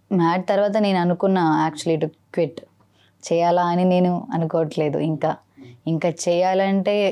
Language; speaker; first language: Telugu; non-native, learner; Malayalam